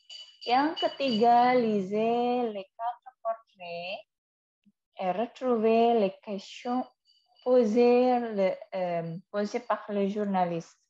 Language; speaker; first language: French; non-native, fluent; Indonesian